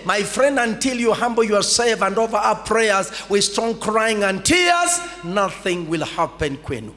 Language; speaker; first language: English; non-native, local second language; Swahili